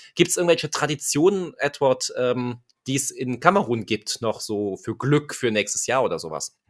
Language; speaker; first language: German; native; German